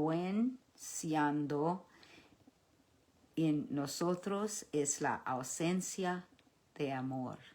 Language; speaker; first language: Spanish; early bilingual, heritage; Spanish